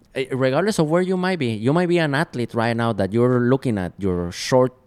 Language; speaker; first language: English; non-native, fluent; Spanish